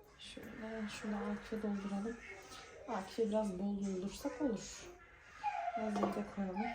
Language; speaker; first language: Turkish; early bilingual, heritage; Turkish